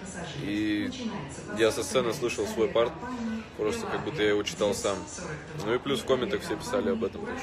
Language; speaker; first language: Russian; native; Russian